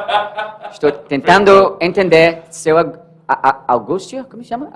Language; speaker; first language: Portuguese; non-native, learner; English